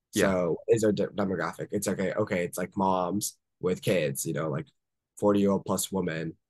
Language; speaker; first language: English; native; English